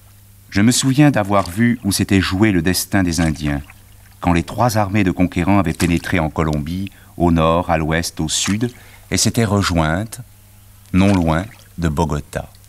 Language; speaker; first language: French; native; French